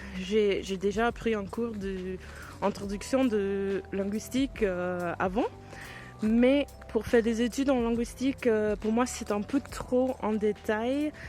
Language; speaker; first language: French; non-native, fluent; English